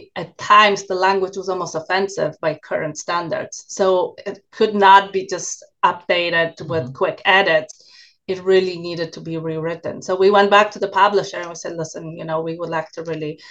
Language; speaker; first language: English; non-native, fluent; Polish